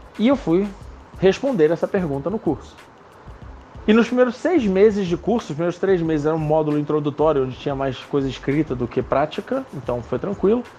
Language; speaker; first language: Portuguese; non-native, local second language; Spanish